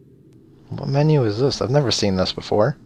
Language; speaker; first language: English; native; English